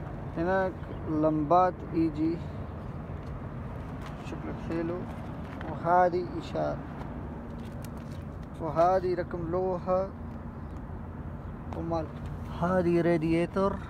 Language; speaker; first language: Arabic; non-native, learner; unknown